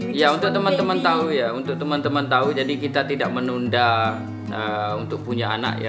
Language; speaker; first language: Indonesian; non-native, local second language; Sasak